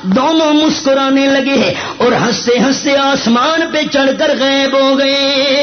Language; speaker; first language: Urdu; non-native, local second language; Northern Hindko